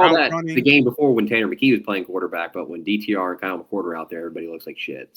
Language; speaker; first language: English; native; English